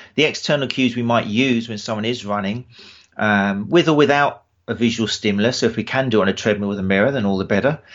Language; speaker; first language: English; native; English